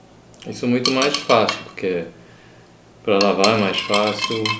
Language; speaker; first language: Portuguese; non-native, fluent; Japanese